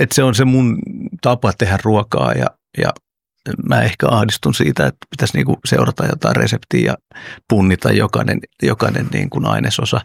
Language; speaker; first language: Finnish; early bilingual, other home language; Oromo